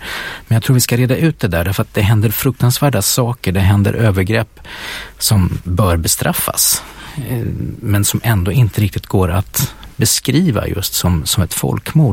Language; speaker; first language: Swedish; native; Swedish